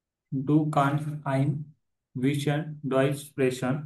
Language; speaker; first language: German; non-native, learner; Marathi